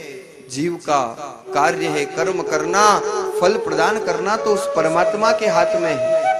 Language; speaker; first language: Hindi; native; Hindi